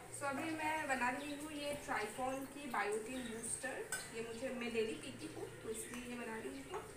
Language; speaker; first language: Hindi; non-native, local second language; Bangla